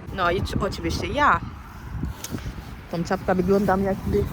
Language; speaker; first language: Polish; non-native, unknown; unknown